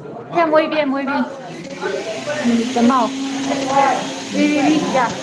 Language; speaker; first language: English; non-native, fluent; Chinese